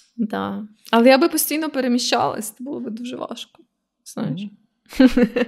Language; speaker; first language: Ukrainian; native; Ukrainian